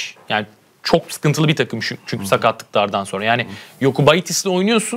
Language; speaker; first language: Turkish; native; Turkish